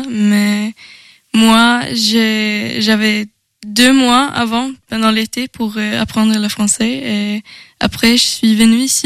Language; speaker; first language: French; non-native, learner; Swedish